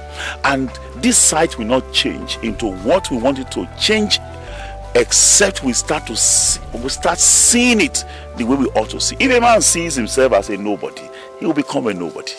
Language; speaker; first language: English; non-native, local second language; Yoruba